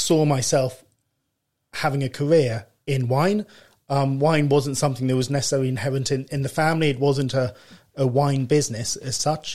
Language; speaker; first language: English; native; English